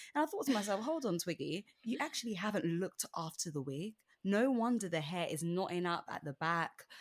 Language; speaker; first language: English; native; English